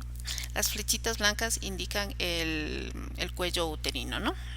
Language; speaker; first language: Spanish; native; Spanish